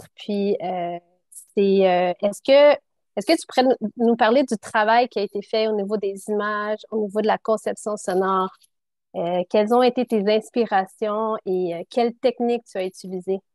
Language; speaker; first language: French; native; French